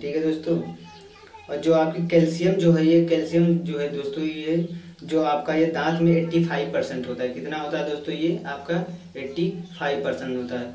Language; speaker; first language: Hindi; native; Hindi